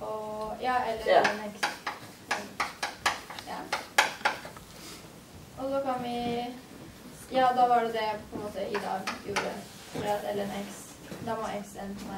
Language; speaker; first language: Norwegian; native; Norwegian